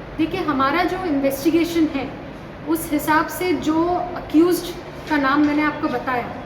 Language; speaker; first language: Hindi; non-native, local second language; Gujarati